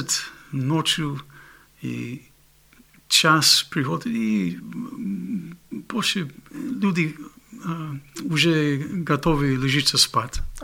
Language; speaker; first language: Russian; non-native, fluent; English